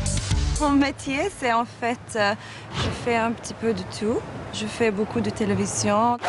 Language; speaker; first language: French; non-native, fluent; Swedish